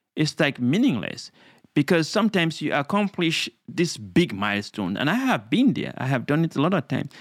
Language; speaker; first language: English; non-native, local second language; Krio